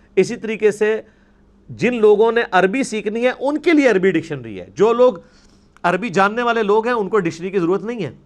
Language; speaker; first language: Urdu; non-native, local second language; Punjabi